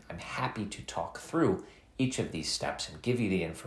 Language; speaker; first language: English; native; English